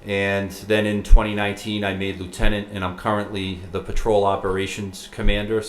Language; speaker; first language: English; native; English